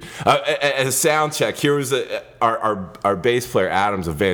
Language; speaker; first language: English; native; English